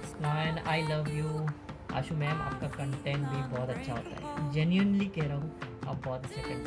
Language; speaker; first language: Hindi; native; Hindi